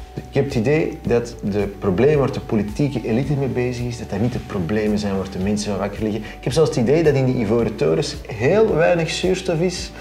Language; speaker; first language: Dutch; native; Dutch